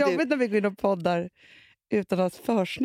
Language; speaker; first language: Swedish; native; Swedish